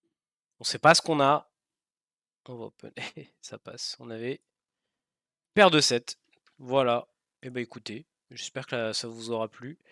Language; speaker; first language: French; native; French